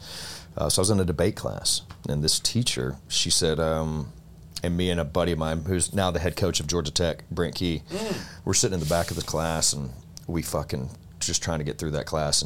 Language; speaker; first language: English; native; English